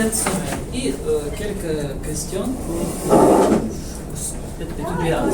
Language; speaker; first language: French; non-native, learner; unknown